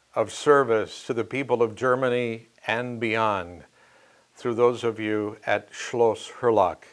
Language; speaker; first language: English; native; English